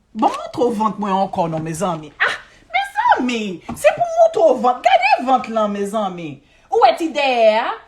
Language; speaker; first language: Haitian Creole; early bilingual, heritage; Haitian Creole